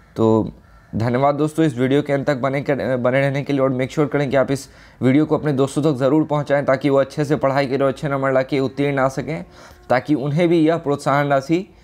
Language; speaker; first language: Hindi; native; Hindi